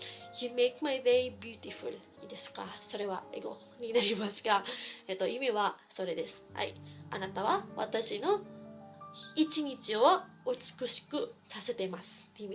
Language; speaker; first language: Japanese; non-native, fluent; Filipino